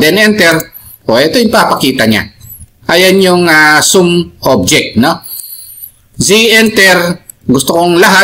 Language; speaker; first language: Filipino; native; Filipino